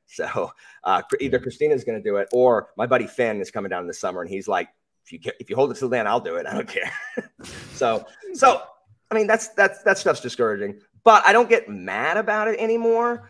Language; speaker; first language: English; native; English